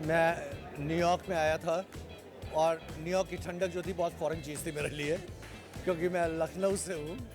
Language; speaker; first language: Hindi; native; Hindi